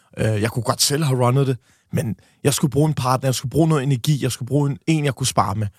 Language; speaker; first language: Danish; native; Danish